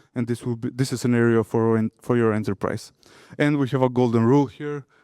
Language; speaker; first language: English; non-native, fluent; Macedonian